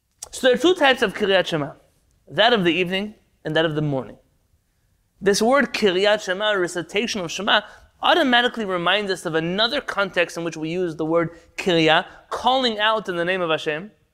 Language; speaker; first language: English; native; English